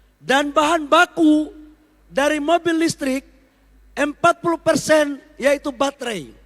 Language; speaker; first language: Indonesian; native; Indonesian